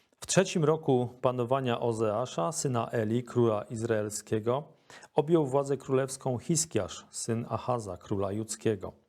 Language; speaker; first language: Polish; native; Polish